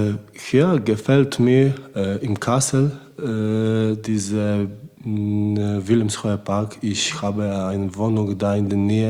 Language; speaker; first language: German; non-native, learner; Polish